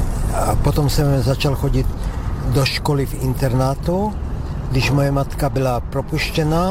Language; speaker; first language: Czech; non-native, local second language; Slovak